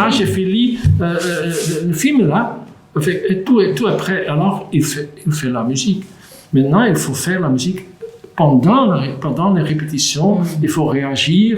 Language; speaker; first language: French; non-native, local second language; Dutch